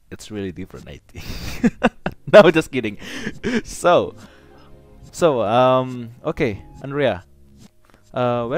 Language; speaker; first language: English; non-native, learner; Indonesian